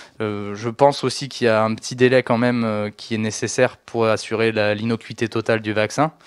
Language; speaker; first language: French; native; French